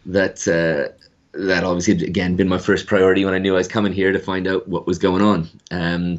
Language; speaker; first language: English; native; English